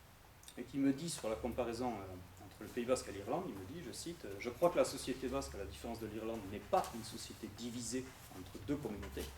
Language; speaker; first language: French; native; French